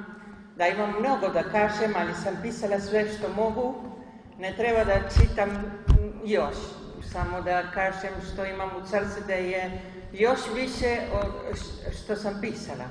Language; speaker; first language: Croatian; early bilingual, heritage; Spanish